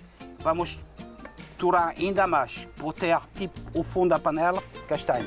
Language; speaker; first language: Portuguese; non-native, fluent; French